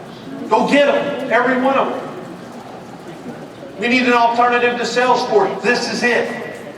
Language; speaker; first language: English; native; English